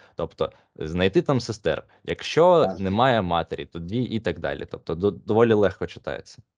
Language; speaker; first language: Ukrainian; non-native, local second language; Russian